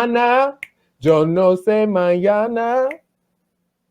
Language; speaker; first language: Spanish; non-native, fluent; English